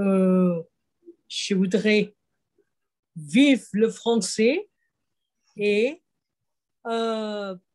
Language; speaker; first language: French; non-native, fluent; Thai